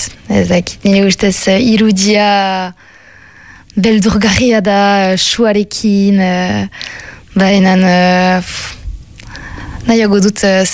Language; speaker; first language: Basque; non-native, local second language; French